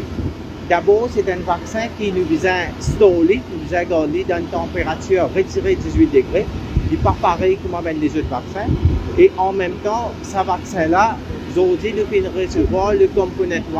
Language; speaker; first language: French; non-native, local second language; Morisyen